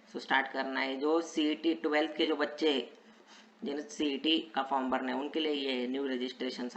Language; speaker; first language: Hindi; non-native, local second language; Marathi